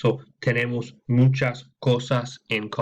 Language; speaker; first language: Spanish; non-native, fluent; English